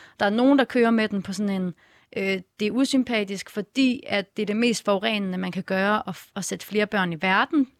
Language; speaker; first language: Danish; native; Danish